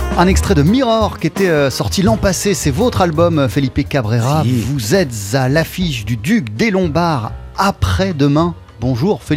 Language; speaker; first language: French; native; French